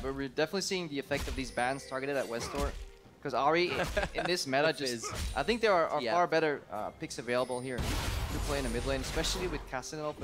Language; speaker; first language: English; native; English